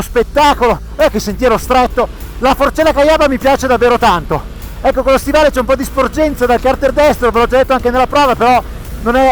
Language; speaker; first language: Italian; native; Italian